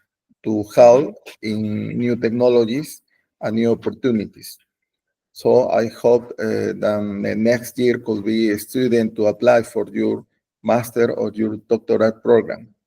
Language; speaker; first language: English; non-native, learner; Spanish